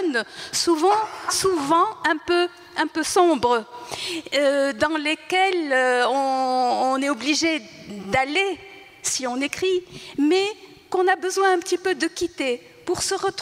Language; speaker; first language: French; non-native, local second language; Arabic